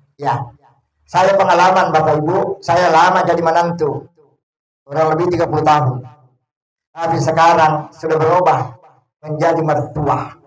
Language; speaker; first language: Indonesian; non-native, local second language; Buginese